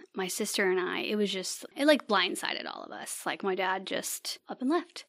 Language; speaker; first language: English; native; English